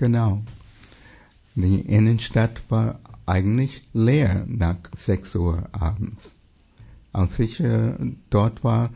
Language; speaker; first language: German; non-native, fluent; English